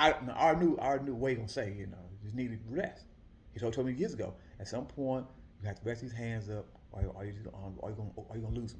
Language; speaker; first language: English; native; English